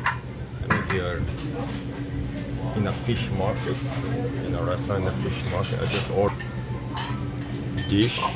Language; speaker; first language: English; non-native, fluent; Portuguese